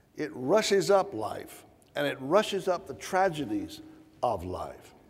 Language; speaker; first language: English; native; English